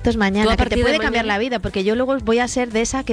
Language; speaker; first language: Spanish; native; Spanish